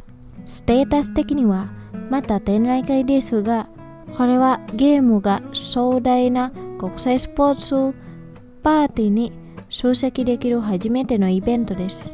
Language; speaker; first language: Japanese; non-native, fluent; Indonesian